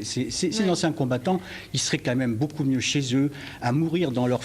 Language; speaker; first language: French; native; French